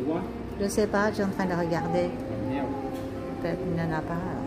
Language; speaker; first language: French; non-native, learner; Vietnamese